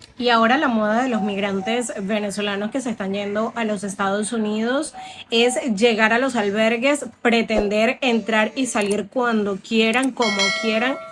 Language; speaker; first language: Spanish; native; Spanish